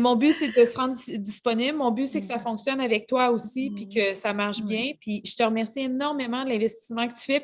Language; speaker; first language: French; native; French